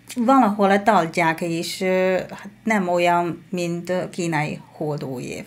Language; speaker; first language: Hungarian; non-native, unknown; Chinese